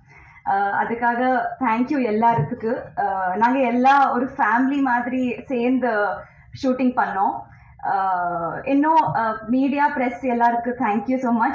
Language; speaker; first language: Tamil; non-native, learner; Telugu